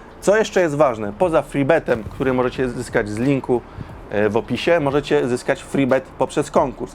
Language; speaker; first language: Polish; native; Polish